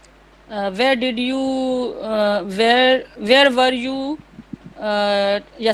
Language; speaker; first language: English; non-native, learner; Hindi